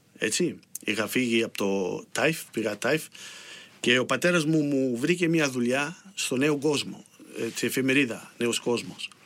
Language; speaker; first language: Greek; early bilingual, heritage; Greek